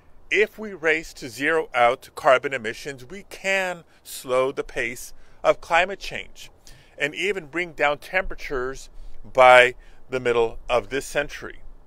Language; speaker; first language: English; early bilingual, other home language; Spanish